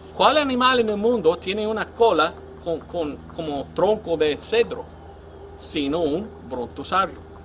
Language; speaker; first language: Spanish; non-native, fluent; English